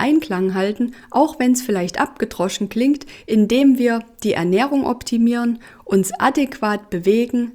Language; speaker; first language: German; native; German